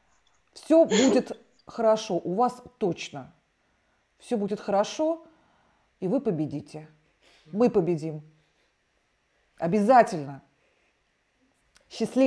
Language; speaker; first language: Russian; native; Russian